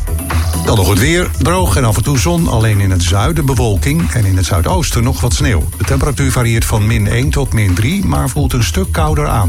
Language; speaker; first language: Dutch; native; Dutch